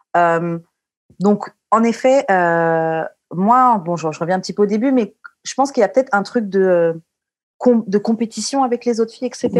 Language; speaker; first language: French; native; French